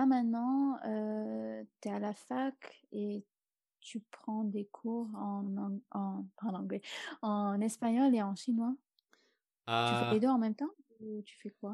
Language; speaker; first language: French; non-native, fluent; English